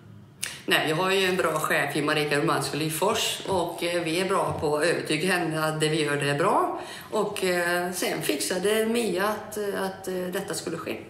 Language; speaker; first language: Swedish; native; Swedish